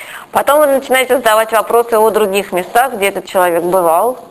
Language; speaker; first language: Russian; native; Russian